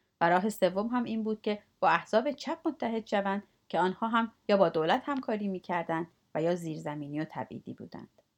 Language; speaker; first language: Persian; native; Persian